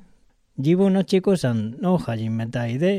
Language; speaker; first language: Japanese; non-native, learner; Spanish